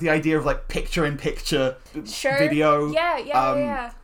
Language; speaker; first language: English; native; English